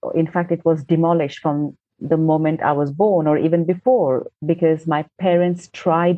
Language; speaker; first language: English; non-native, local second language; Gujarati